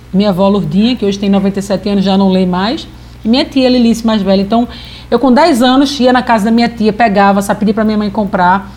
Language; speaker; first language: Portuguese; native; Portuguese